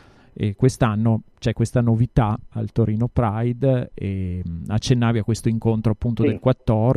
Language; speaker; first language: Italian; native; Italian